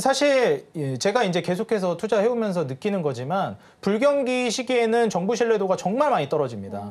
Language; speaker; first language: Korean; native; Korean